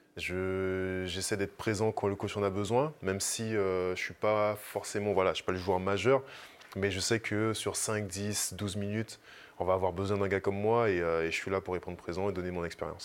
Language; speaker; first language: French; native; French